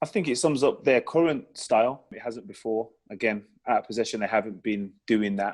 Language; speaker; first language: English; native; English